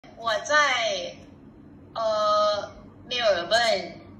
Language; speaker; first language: Chinese; non-native, learner; Thai